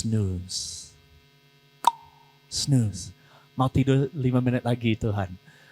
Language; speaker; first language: Indonesian; non-native, learner; English